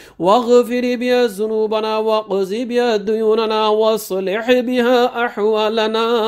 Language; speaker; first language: Arabic; non-native, learner; Bangla